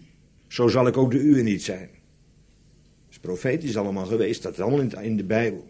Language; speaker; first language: Dutch; native; Dutch